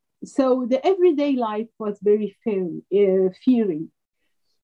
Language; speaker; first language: English; non-native, fluent; French